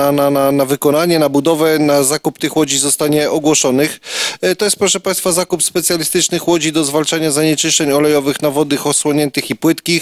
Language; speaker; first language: Polish; native; Polish